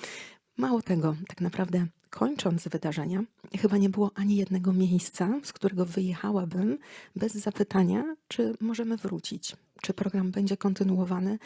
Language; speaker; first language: Polish; native; Polish